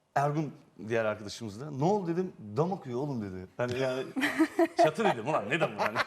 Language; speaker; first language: Turkish; native; Turkish